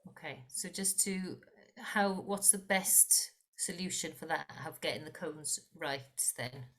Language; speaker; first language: English; non-native, local second language; Welsh